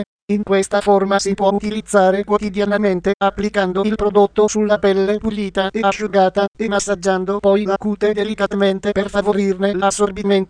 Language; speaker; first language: Italian; native; Italian